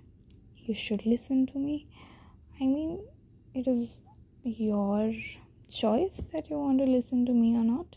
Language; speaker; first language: English; non-native, local second language; Hindi